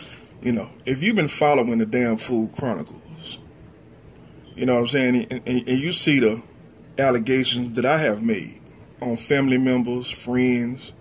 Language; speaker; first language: English; native; English